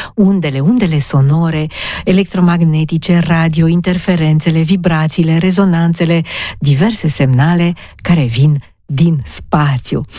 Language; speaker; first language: Romanian; native; Romanian